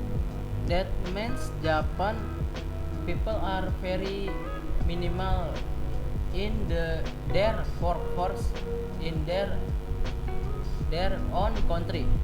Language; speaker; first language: English; non-native, learner; Indonesian